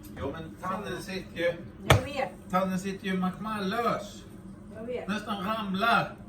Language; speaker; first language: Swedish; native; Swedish